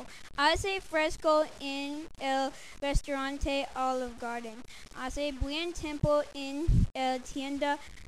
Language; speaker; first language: Spanish; non-native, learner; English